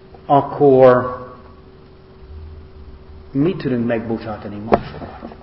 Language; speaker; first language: Hungarian; non-native, learner; English